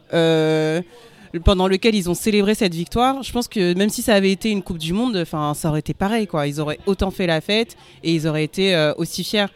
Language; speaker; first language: French; early bilingual, other home language; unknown